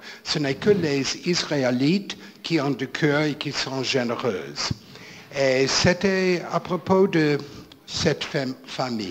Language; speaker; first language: French; non-native, fluent; English